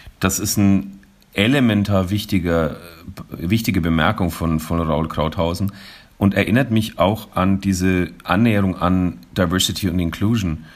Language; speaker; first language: German; native; German